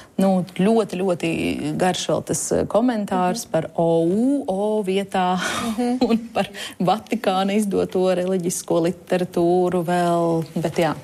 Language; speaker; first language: Latvian; native; Latvian